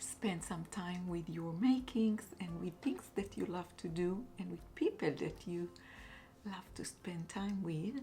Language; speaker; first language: English; non-native, fluent; Hebrew